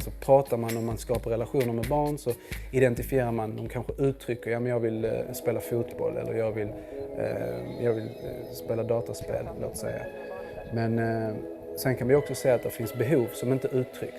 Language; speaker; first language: Swedish; native; Swedish